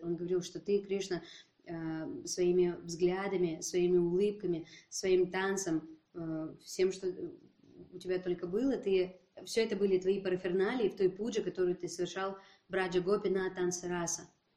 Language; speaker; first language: Russian; native; Russian